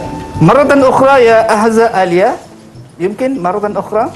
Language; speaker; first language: Arabic; non-native, fluent; Malay